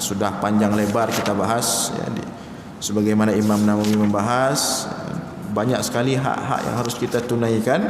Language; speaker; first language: Malay; non-native, local second language; Achinese